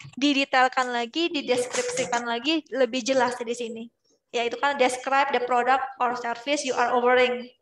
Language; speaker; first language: Indonesian; native; Indonesian